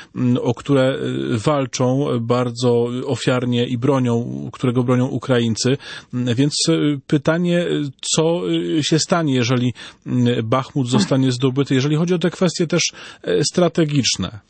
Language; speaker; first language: Polish; native; Polish